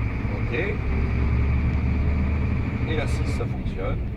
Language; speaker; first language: French; native; French